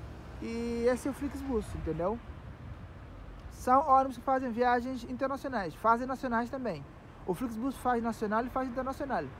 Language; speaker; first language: Portuguese; non-native, local second language; Kabuverdianu